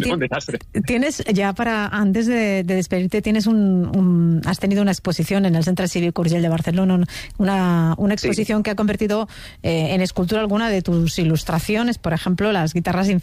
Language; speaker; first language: Spanish; native; Spanish